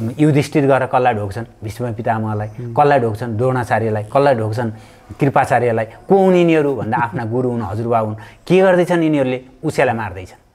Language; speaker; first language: Nepali; native; Nepali